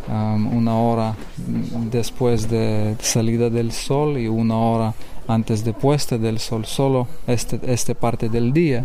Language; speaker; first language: Spanish; non-native, learner; Lithuanian